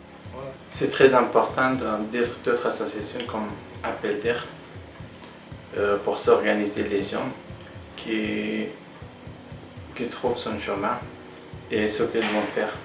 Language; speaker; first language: French; non-native, learner; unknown